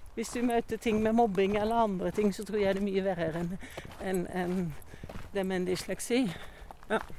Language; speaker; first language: Norwegian; non-native, fluent; Dutch